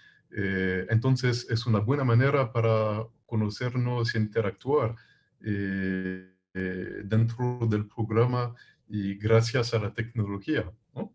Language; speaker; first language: Spanish; non-native, fluent; French